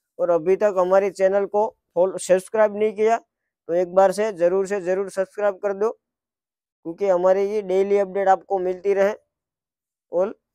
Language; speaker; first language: Hindi; non-native, local second language; Gujarati